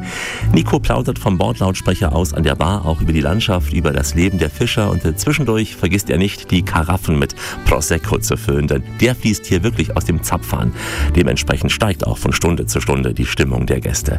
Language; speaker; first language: German; native; German